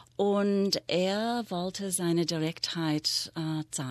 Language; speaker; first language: German; non-native, fluent; English